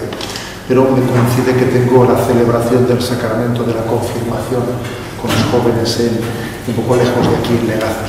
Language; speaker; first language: Spanish; native; Spanish